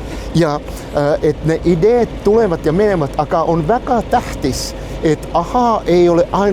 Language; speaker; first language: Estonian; non-native, learner; Finnish